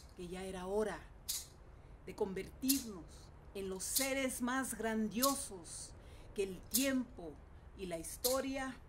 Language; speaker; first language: Spanish; early bilingual, heritage; Spanish